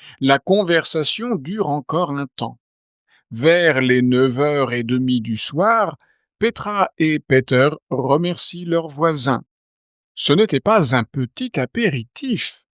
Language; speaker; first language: French; native; French